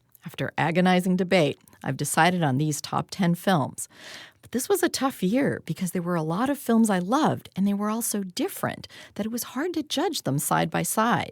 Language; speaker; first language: English; native; English